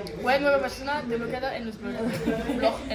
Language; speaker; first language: Spanish; non-native, learner; French